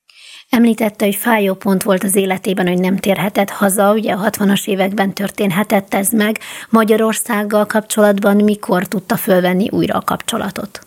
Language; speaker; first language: Hungarian; native; Hungarian